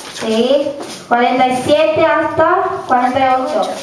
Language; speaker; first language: Spanish; non-native, learner; Korean